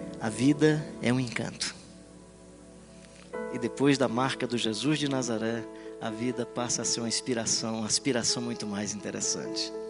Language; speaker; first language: Portuguese; native; Portuguese